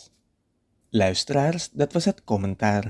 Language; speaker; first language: Dutch; non-native, fluent; Indonesian